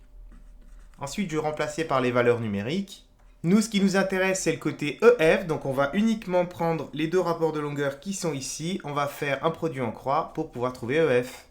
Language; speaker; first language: French; native; French